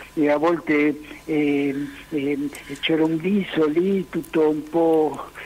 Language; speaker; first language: Italian; non-native, fluent; Spanish